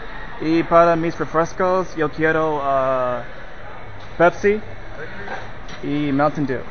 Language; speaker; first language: Spanish; non-native, learner; English